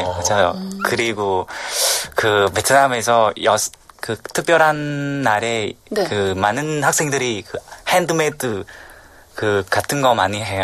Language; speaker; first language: Korean; non-native, learner; Vietnamese